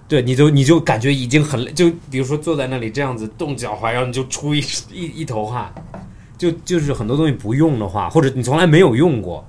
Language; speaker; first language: Chinese; native; Chinese